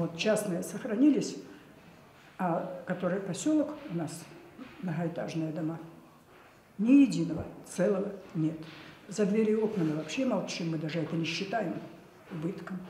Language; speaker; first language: Russian; native; Russian